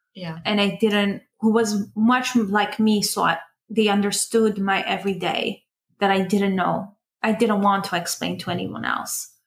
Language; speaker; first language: English; early bilingual, other home language; Persian